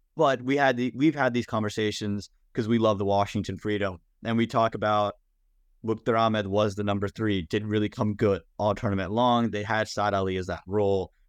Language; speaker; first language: English; native; English